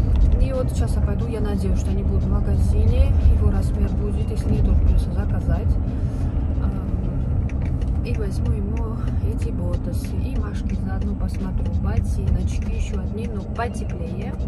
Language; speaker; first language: Russian; native; Russian